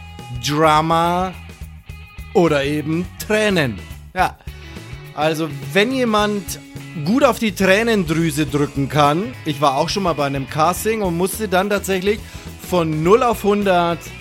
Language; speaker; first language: German; native; German